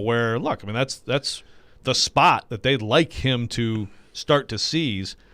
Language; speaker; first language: English; native; English